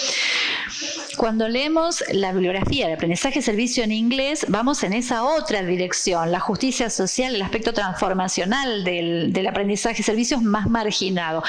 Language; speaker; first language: Spanish; non-native, fluent; Portuguese